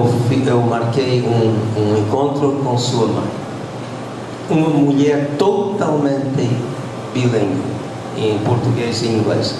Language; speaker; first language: Portuguese; non-native, fluent; English